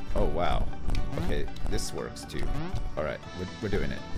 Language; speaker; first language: English; native; English